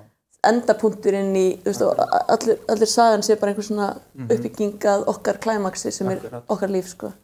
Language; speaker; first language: Icelandic; native; Icelandic